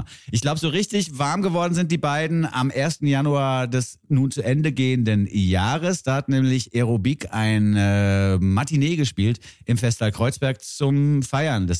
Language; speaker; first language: German; native; German